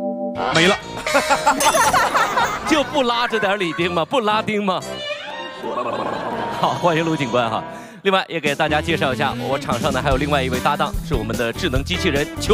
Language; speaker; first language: Chinese; native; Chinese